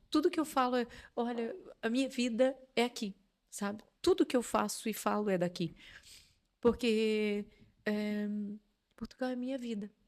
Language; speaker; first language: Portuguese; native; Portuguese